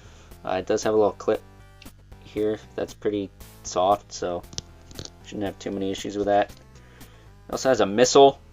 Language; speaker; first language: English; native; English